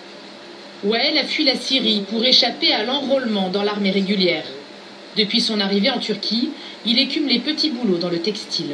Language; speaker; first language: French; native; French